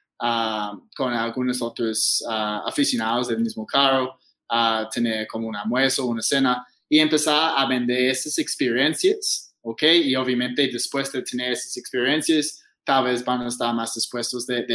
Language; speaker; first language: Spanish; non-native, fluent; English